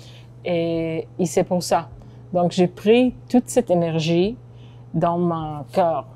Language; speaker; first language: French; non-native, fluent; Hebrew